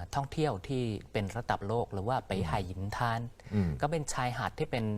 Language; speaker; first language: Thai; non-native, fluent; Chinese